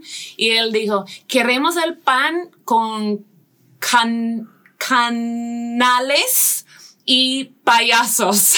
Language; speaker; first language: Spanish; non-native, fluent; English